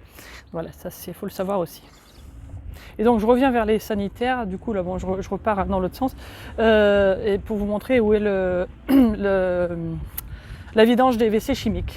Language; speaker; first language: French; native; French